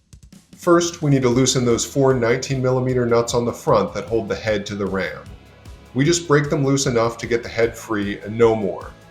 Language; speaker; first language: English; native; English